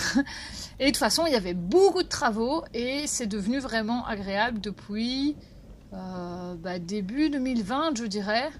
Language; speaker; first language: French; native; French